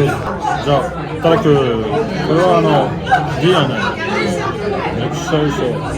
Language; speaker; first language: Japanese; non-native, fluent; French